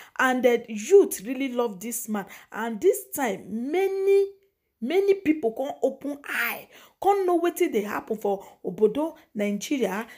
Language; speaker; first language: Nigerian Pidgin; non-native, local second language; Igbo